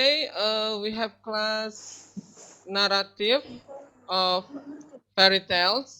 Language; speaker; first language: English; non-native, learner; Indonesian